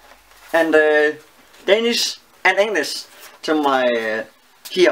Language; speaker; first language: English; non-native, learner; Danish